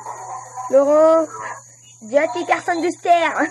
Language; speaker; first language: French; native; French